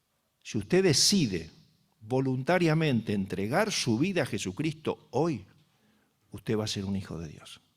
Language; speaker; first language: Spanish; native; Spanish